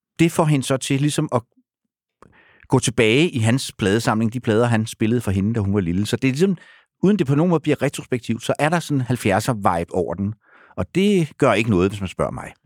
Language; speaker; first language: Danish; native; Danish